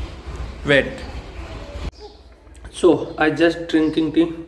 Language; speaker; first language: English; non-native, learner; Hindi